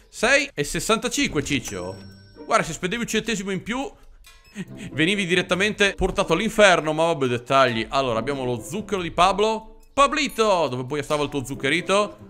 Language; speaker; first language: Italian; native; Italian